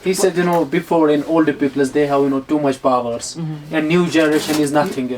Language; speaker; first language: English; non-native, learner; Hindi